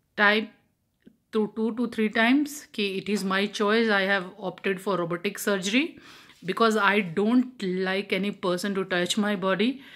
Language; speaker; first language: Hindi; non-native, local second language; Punjabi